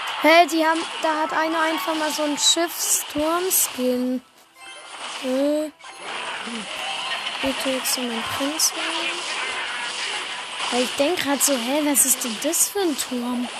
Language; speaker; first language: German; native; German